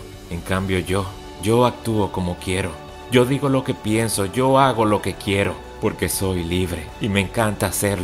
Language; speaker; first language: Spanish; native; Spanish